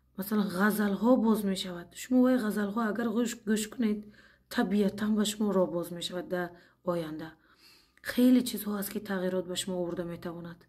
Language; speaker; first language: Tajik; non-native, fluent; Uzbek